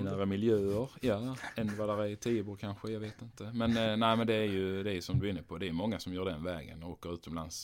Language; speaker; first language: Swedish; native; Swedish